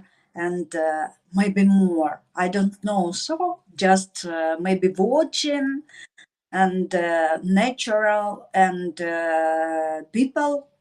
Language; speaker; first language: English; non-native, learner; Russian